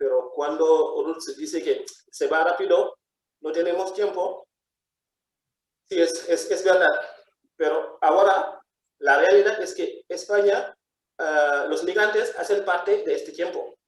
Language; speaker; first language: Spanish; non-native, fluent; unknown